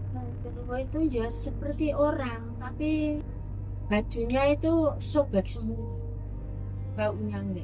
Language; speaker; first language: Indonesian; non-native, local second language; Javanese